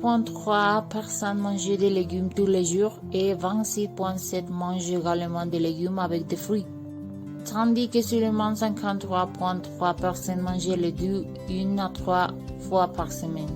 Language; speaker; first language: French; non-native, learner; Spanish